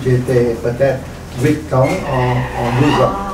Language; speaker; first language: French; non-native, learner; Thai